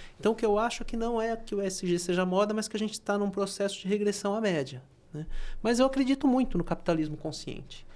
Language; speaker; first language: Portuguese; native; Portuguese